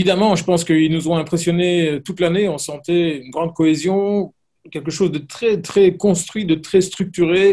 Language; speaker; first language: French; native; French